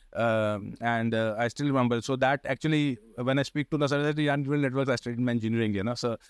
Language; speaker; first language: English; non-native, local second language; Hindi